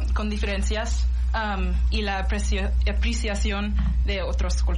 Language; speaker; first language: Spanish; non-native, learner; English